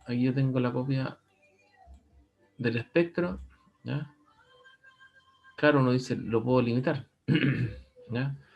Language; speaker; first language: Spanish; native; Spanish